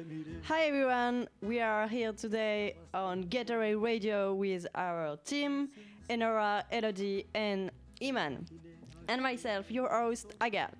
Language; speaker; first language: English; non-native, learner; French